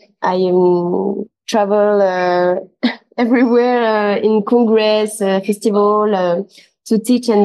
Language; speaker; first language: English; non-native, local second language; French